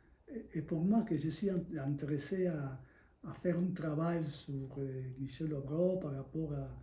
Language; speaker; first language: French; non-native, fluent; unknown